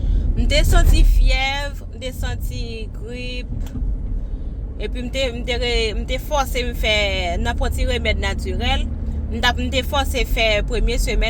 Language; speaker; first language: French; non-native, learner; Haitian Creole